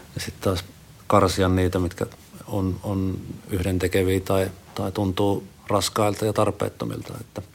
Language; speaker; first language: Finnish; native; Finnish